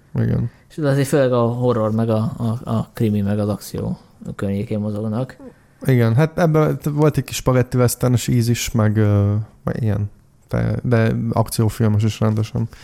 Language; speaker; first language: Hungarian; native; Hungarian